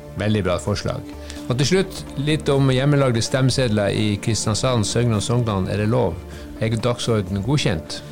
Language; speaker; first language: Norwegian; native; Norwegian